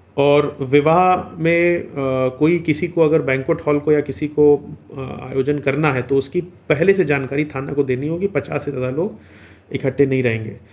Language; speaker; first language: Hindi; native; Hindi